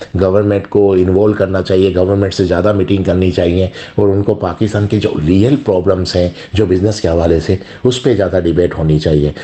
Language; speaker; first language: Urdu; non-native, local second language; Sindhi